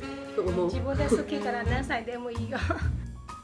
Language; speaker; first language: Japanese; non-native, learner; Burmese